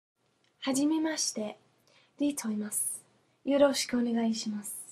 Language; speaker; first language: Japanese; non-native, learner; English